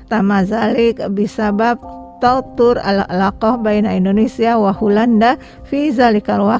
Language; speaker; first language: Arabic; non-native, fluent; Indonesian